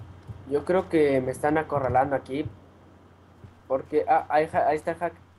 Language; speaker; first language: Spanish; native; Spanish